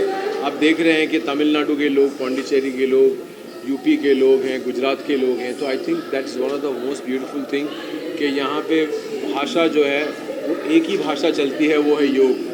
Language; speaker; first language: Hindi; native; Hindi